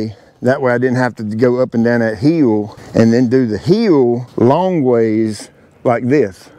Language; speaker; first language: English; native; English